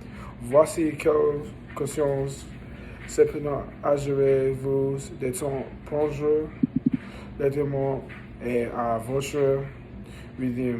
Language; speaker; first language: French; non-native, learner; English